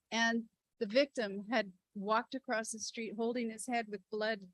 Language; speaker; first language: English; native; English